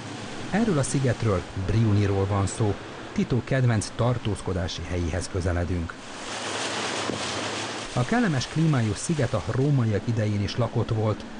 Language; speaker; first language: Hungarian; native; Hungarian